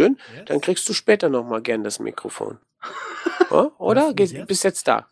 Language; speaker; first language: German; native; German